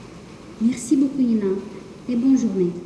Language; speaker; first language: French; non-native, learner; Russian